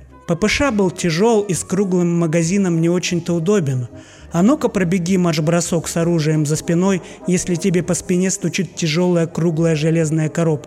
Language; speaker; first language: Russian; native; Russian